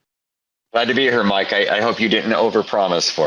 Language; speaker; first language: English; native; English